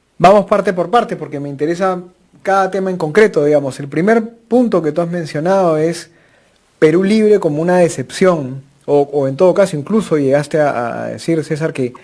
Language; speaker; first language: Spanish; native; Spanish